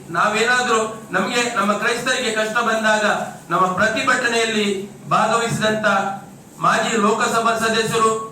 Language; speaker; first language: Kannada; non-native, local second language; Konkani